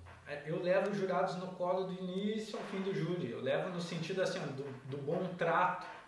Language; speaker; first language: Portuguese; native; Portuguese